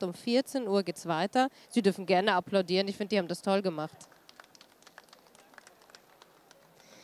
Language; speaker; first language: German; native; German